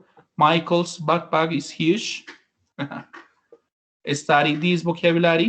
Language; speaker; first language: English; non-native, learner; Spanish